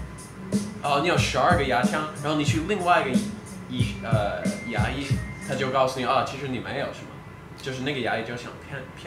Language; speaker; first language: Chinese; non-native, fluent; English